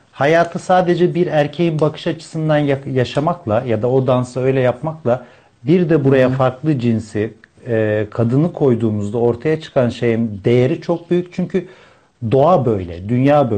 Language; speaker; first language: Turkish; native; Turkish